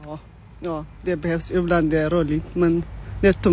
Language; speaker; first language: Swedish; non-native, learner; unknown